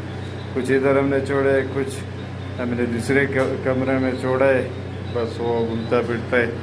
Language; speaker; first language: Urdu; non-native, local second language; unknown